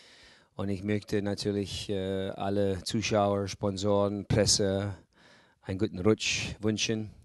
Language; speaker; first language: German; non-native, fluent; English